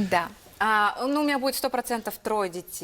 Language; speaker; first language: Russian; native; Russian